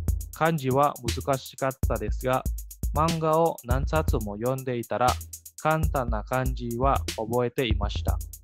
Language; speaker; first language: Japanese; non-native, fluent; Indonesian